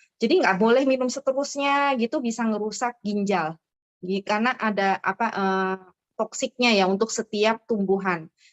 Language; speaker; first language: Indonesian; native; Indonesian